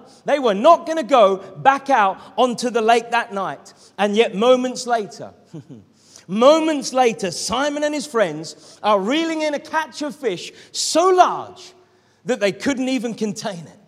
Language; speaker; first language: English; native; English